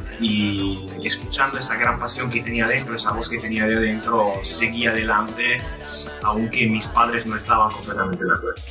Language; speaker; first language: Spanish; non-native, fluent; Italian